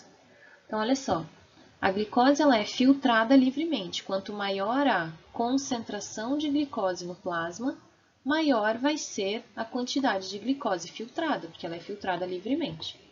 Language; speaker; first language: Portuguese; native; Portuguese